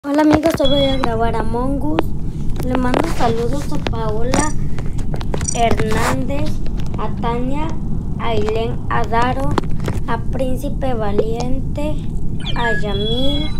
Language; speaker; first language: Spanish; native; Spanish